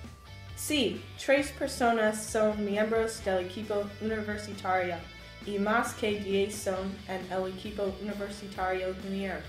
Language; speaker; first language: Spanish; non-native, learner; English